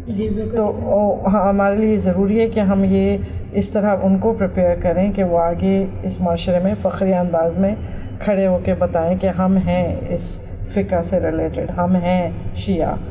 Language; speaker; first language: Urdu; native; Urdu